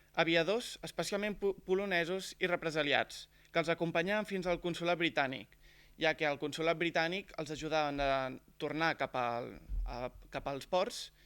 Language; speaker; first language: Catalan; native; Catalan